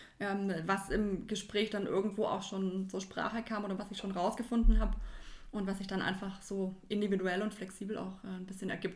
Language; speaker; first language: German; native; German